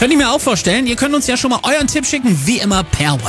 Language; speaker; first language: German; native; German